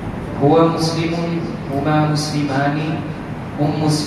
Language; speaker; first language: Arabic; non-native, learner; Urdu